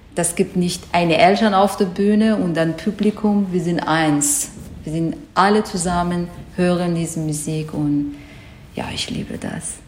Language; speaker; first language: German; non-native, learner; Persian